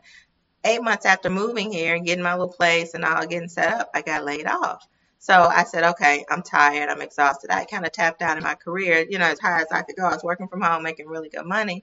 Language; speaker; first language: English; native; English